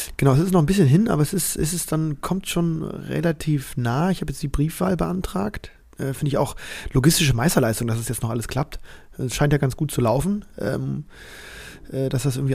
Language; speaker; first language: German; native; German